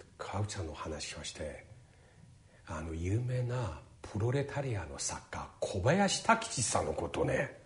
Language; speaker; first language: Japanese; non-native, fluent; Chinese